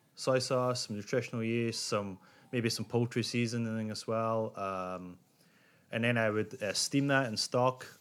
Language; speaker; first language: English; native; English